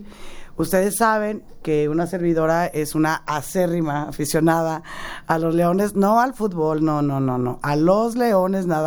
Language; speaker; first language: Spanish; native; Spanish